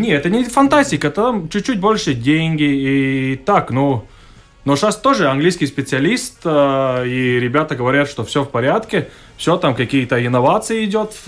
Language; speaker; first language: Russian; non-native, local second language; Latvian